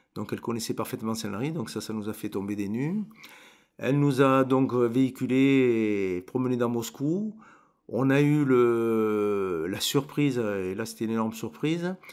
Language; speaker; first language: French; native; French